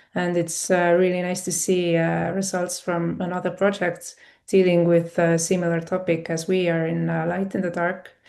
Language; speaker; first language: English; non-native, fluent; Estonian